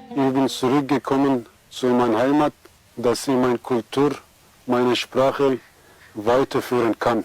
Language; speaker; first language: German; non-native, fluent; Aramaic